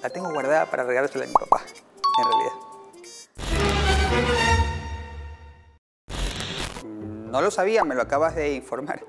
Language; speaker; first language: Spanish; native; Spanish